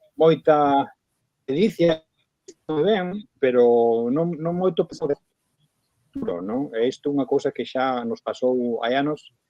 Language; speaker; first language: Galician; non-native, local second language; Spanish